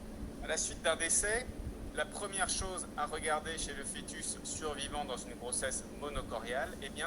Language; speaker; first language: French; native; French